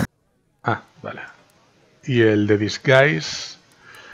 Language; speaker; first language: Spanish; native; Spanish